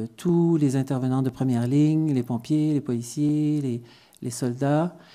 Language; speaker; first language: French; native; French